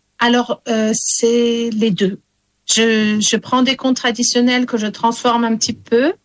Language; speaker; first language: French; early bilingual, heritage; English